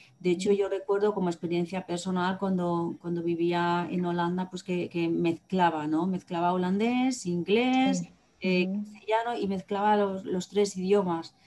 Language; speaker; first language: Spanish; native; Spanish